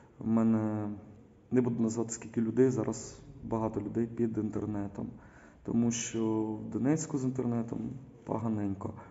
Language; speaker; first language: Ukrainian; non-native, local second language; Russian